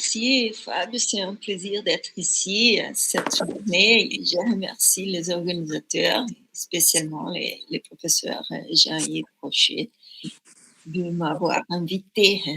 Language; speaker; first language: French; non-native, fluent; Portuguese